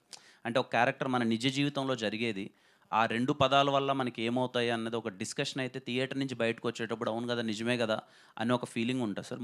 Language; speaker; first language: Telugu; native; Telugu